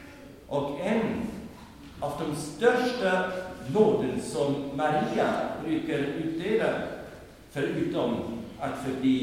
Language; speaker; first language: Swedish; non-native, fluent; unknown